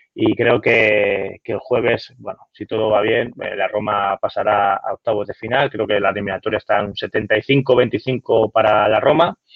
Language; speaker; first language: Spanish; native; Spanish